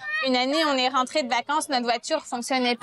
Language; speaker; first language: French; native; French